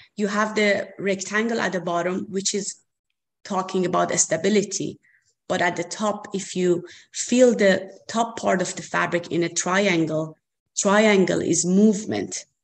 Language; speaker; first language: English; non-native, fluent; Persian